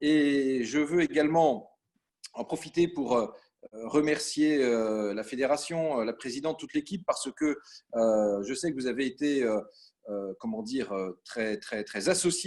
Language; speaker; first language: French; native; French